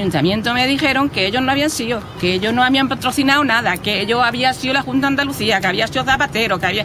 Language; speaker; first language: Spanish; native; Spanish